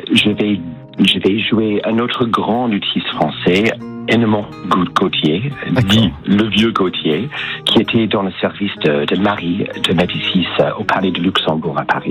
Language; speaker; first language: French; native; French